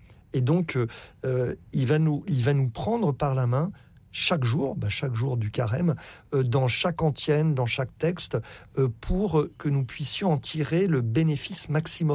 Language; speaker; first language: French; native; French